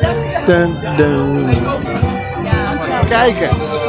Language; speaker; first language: Dutch; non-native, learner; English